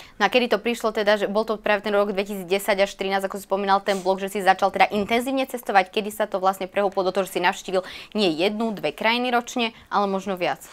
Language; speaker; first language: Slovak; native; Slovak